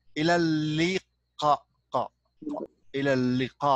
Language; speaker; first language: Arabic; non-native, fluent; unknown